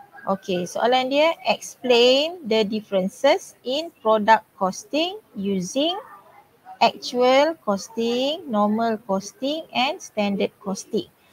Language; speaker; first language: English; non-native, local second language; Malay